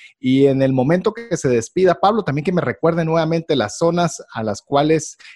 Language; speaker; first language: Spanish; native; Spanish